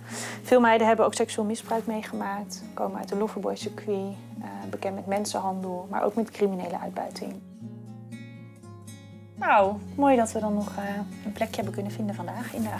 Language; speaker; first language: Dutch; native; Dutch